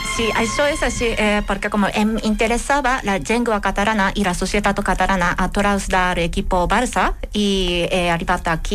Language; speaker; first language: Catalan; non-native, learner; Japanese